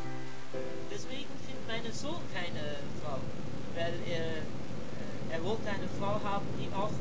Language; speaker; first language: German; non-native, learner; Dutch